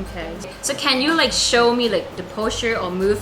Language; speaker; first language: English; non-native, fluent; Japanese